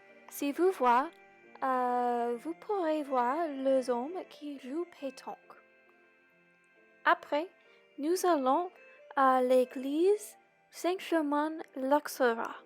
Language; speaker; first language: French; non-native, learner; English